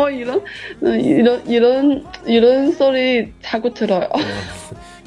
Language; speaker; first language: Korean; non-native, learner; Chinese